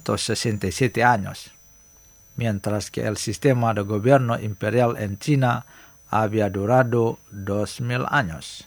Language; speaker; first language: Spanish; non-native, fluent; Indonesian